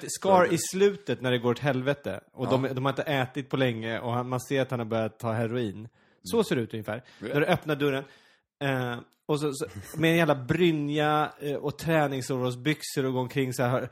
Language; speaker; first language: Swedish; native; Swedish